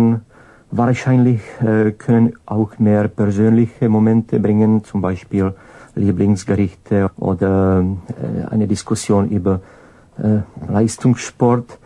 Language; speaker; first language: German; non-native, fluent; Czech